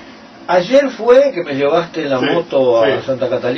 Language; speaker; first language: Spanish; native; Spanish